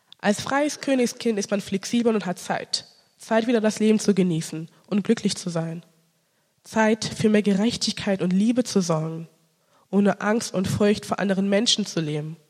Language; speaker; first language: German; early bilingual, other home language; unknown